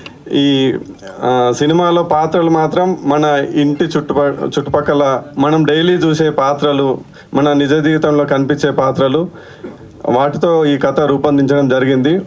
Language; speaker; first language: Telugu; native; Telugu